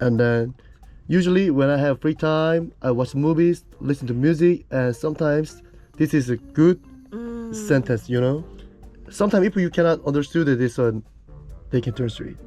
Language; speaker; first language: English; non-native, learner; Korean